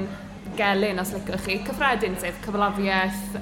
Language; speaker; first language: Welsh; native; Welsh